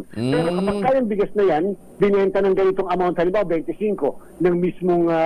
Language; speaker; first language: Filipino; native; Filipino